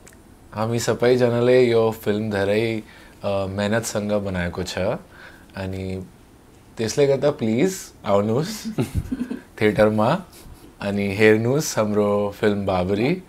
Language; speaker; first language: Nepali; non-native, learner; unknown